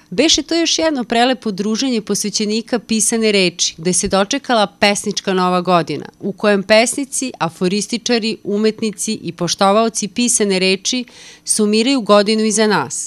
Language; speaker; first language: Serbian; native; Serbian